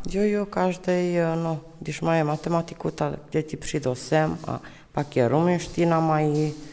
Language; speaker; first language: Czech; early bilingual, heritage; Czech